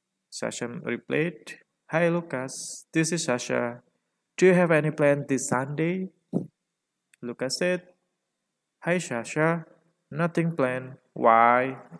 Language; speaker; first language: English; non-native, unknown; Indonesian